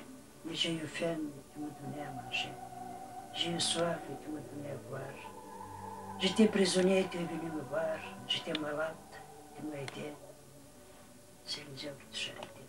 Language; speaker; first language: French; non-native, fluent; Bulgarian